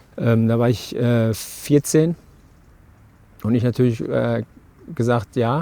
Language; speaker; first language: German; native; German